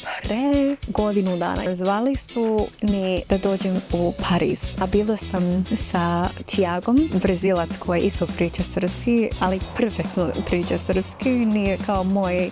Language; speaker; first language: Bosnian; non-native, fluent; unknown